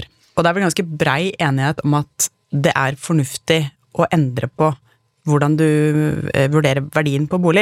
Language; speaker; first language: Norwegian; native; Norwegian